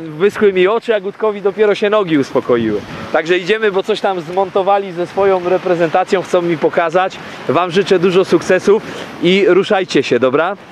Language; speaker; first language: Polish; native; Polish